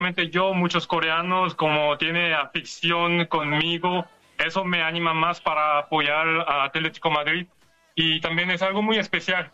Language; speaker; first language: Spanish; non-native, learner; Korean